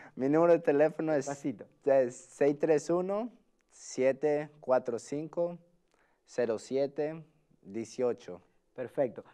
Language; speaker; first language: Spanish; early bilingual, heritage; Spanish